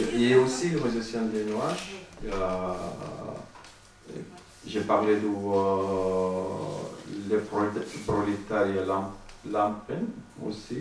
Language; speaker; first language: French; non-native, learner; Arabic